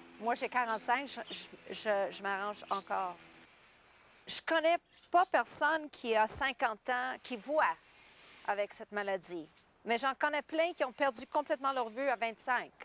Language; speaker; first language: French; non-native, local second language; English